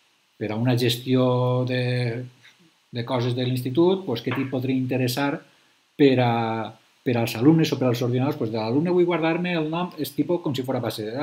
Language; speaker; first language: Catalan; native; Catalan